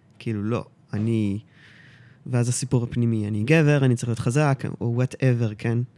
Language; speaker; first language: Hebrew; early bilingual, heritage; Hebrew